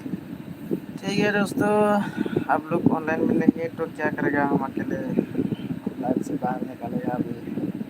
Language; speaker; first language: Hindi; non-native, local second language; Bodo